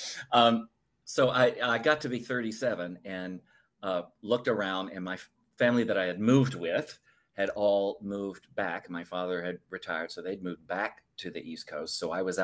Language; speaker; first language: English; native; English